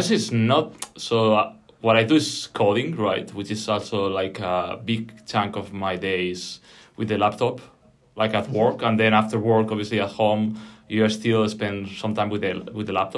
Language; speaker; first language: English; non-native, fluent; Spanish